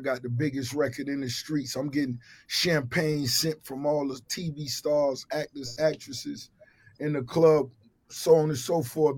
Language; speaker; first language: English; native; English